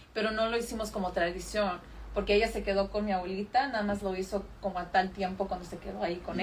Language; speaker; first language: Spanish; early bilingual, heritage; Spanish